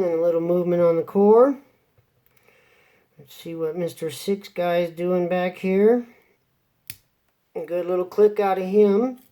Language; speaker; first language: English; native; English